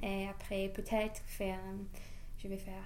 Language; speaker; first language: French; non-native, learner; English